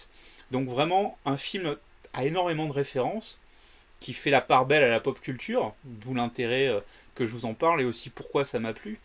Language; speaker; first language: French; native; French